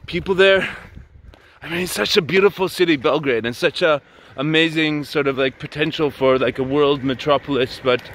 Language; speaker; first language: English; native; English